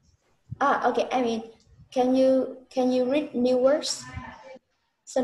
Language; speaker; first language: English; non-native, learner; Vietnamese